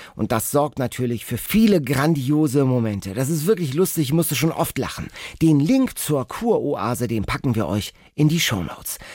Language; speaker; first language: German; native; German